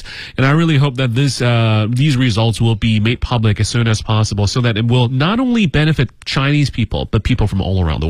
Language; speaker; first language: English; native; English